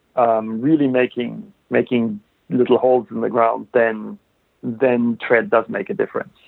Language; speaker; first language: English; non-native, fluent; German